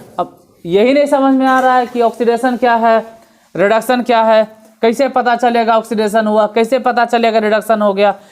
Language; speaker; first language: Hindi; native; Hindi